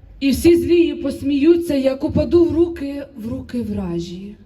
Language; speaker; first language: Ukrainian; native; Ukrainian